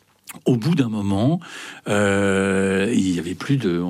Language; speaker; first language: French; native; French